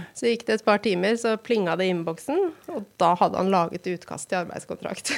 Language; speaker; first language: Norwegian; native; Norwegian